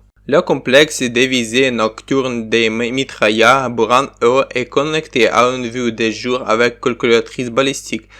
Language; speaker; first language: French; non-native, learner; Ukrainian